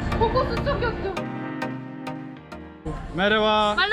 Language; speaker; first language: Turkish; non-native, learner; Korean